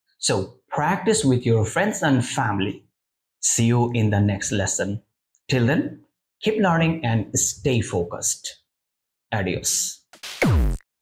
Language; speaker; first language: English; non-native, local second language; Bangla